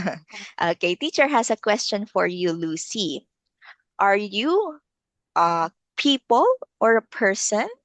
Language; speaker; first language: English; non-native, local second language; Filipino